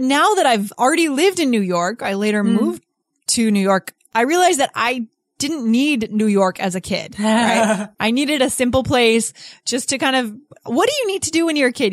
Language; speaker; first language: English; native; English